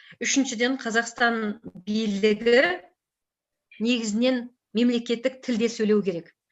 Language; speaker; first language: Kazakh; native; Kazakh